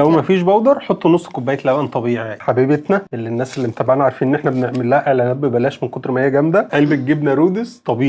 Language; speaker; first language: Arabic; native; Arabic